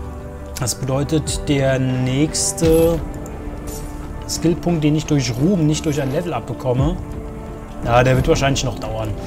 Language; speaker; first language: German; native; German